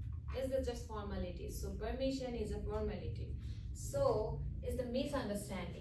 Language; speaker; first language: English; non-native, fluent; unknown